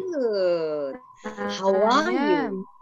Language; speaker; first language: English; non-native, fluent; Indonesian